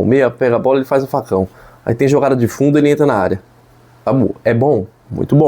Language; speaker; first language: Portuguese; native; Portuguese